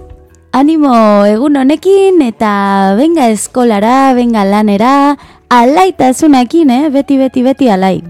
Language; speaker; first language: Basque; non-native, learner; Spanish